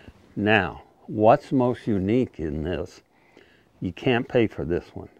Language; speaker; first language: English; native; English